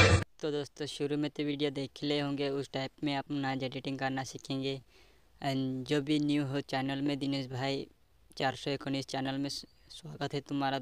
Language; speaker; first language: Hindi; native; Hindi